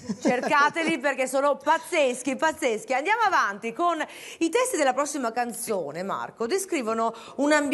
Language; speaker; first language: Italian; native; Italian